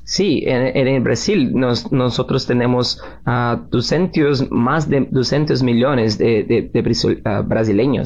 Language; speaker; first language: Spanish; non-native, learner; Portuguese